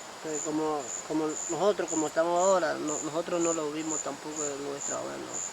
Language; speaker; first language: Spanish; non-native, local second language; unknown